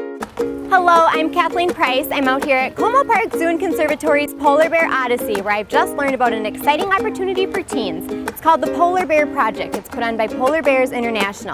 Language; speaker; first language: English; native; English